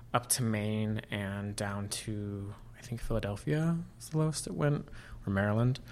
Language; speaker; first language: English; native; English